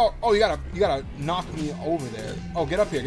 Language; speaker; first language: English; native; English